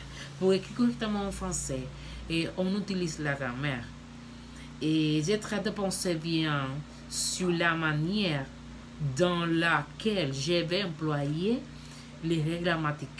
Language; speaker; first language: French; non-native, learner; Spanish